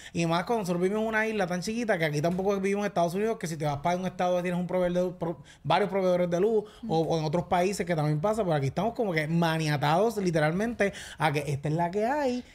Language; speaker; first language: Spanish; native; Spanish